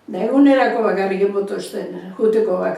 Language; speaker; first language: Basque; native; Basque